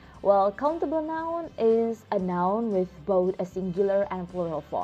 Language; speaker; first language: English; non-native, fluent; Indonesian